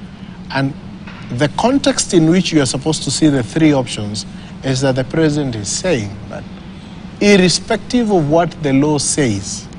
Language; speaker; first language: English; non-native, local second language; Swahili